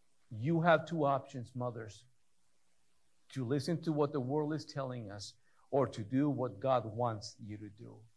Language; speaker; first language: English; early bilingual, other home language; Spanish